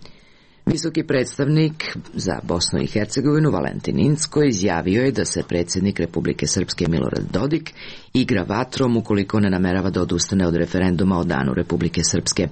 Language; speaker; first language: Serbian; native; Serbian